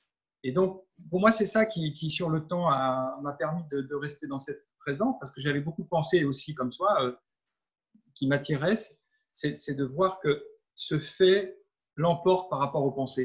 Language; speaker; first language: French; native; French